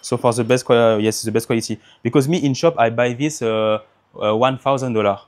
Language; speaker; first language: English; non-native, learner; French